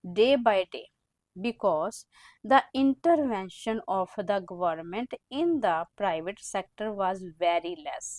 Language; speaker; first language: English; non-native, local second language; Punjabi